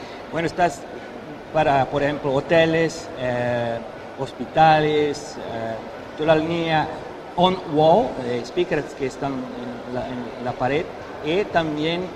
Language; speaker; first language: Spanish; non-native, fluent; Portuguese